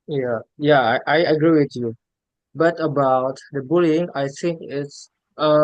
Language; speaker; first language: English; non-native, learner; Indonesian